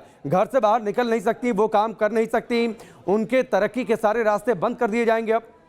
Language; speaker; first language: Hindi; native; Hindi